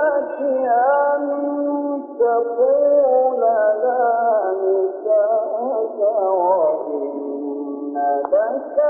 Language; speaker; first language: Arabic; native; Arabic